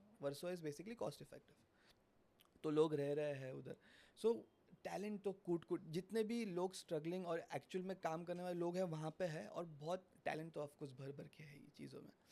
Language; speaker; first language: Hindi; non-native, local second language; Marathi